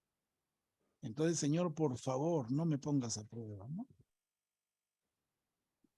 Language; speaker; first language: Spanish; native; Spanish